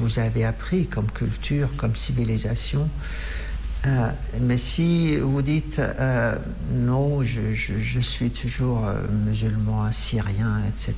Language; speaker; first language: French; non-native, fluent; Arabic